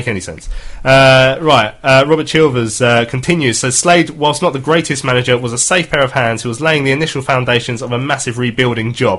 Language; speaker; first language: English; native; English